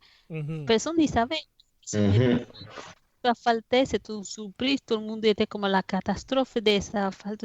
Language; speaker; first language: French; non-native, fluent; Spanish